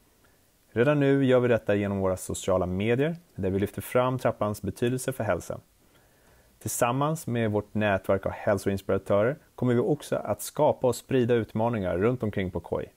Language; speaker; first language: Swedish; native; Swedish